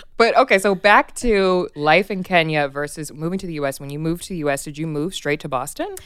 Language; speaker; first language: English; native; English